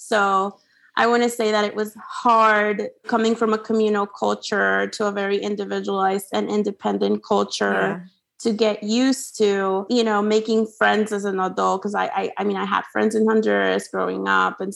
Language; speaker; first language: English; non-native, fluent; Spanish